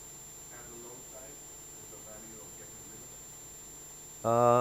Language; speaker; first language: English; non-native, learner; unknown